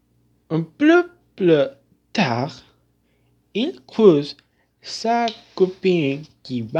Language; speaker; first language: French; non-native, learner; Spanish